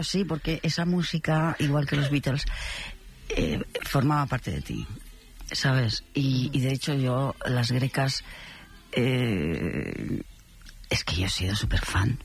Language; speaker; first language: Spanish; native; Spanish